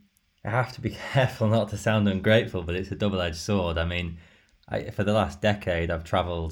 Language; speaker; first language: English; native; English